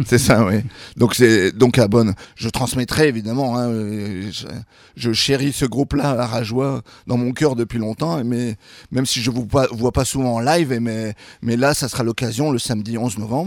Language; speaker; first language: French; native; French